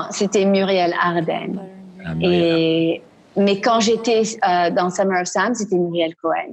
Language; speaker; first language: French; non-native, fluent; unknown